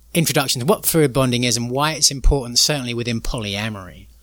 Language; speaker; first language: English; native; English